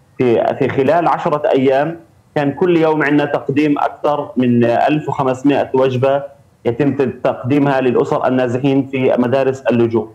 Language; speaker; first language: Arabic; native; Arabic